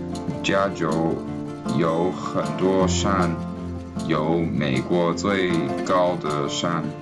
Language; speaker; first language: Chinese; non-native, learner; English